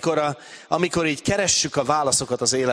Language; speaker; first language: Hungarian; native; Hungarian